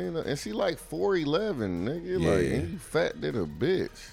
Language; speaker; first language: English; native; English